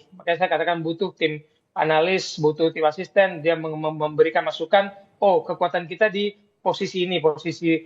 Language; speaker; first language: Indonesian; native; Indonesian